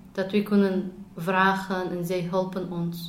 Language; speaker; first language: Dutch; non-native, learner; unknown